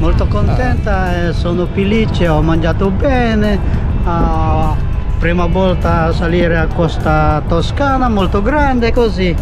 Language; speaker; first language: Italian; non-native, learner; Filipino